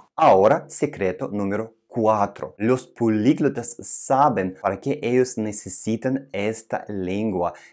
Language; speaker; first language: Spanish; non-native, fluent; Russian